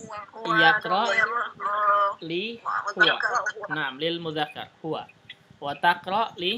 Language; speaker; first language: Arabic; non-native, fluent; Indonesian